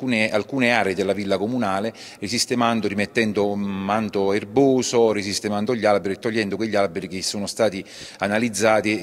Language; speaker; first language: Italian; native; Italian